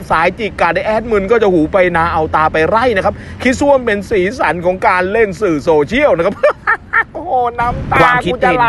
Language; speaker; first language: Thai; native; Thai